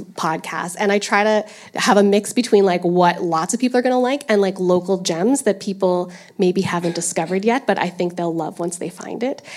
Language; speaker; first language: English; native; English